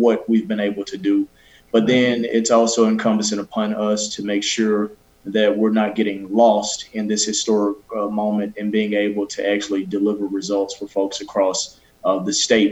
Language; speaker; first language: English; native; English